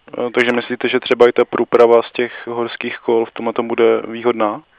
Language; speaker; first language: Czech; native; Czech